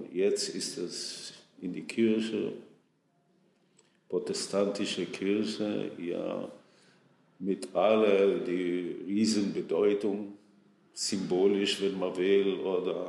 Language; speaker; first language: German; non-native, fluent; Hebrew